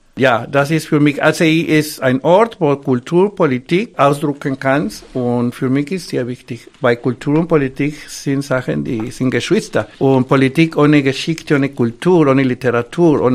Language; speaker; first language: German; non-native, fluent; Spanish